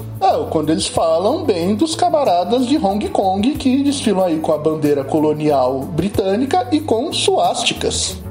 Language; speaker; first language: Portuguese; native; Portuguese